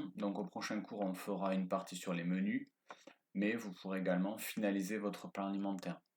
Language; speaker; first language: French; native; French